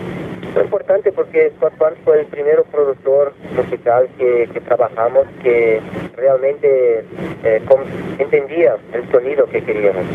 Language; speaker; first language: Spanish; non-native, fluent; Portuguese